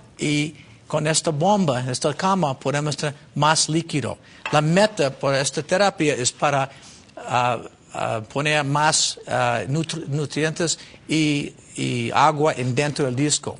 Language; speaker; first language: Spanish; non-native, learner; English